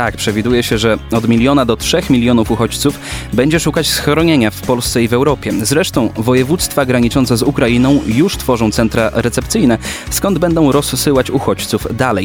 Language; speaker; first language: Polish; native; Polish